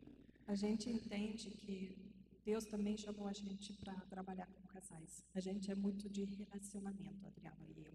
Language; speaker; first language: Portuguese; non-native, fluent; German